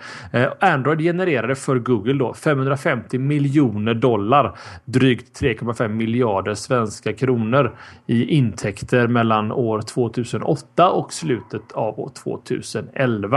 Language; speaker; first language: Swedish; native; Swedish